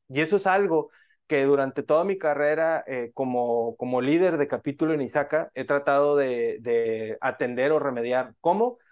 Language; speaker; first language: Spanish; native; Spanish